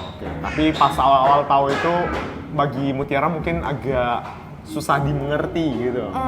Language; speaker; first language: Indonesian; native; Indonesian